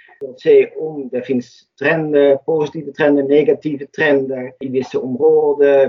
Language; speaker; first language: Swedish; non-native, fluent; Dutch